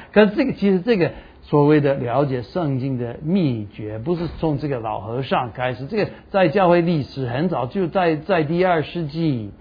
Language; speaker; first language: Chinese; non-native, fluent; English